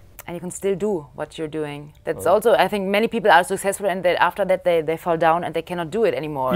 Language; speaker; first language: English; non-native, fluent; German